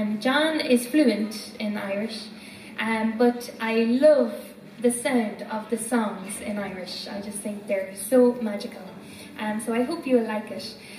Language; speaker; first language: English; native; English